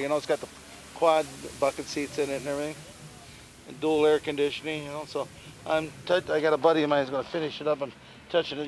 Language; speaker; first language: English; native; English